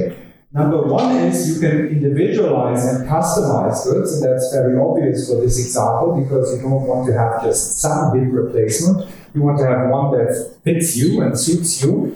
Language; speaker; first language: English; non-native, fluent; German